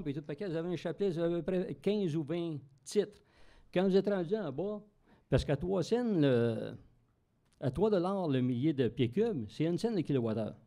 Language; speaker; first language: French; native; French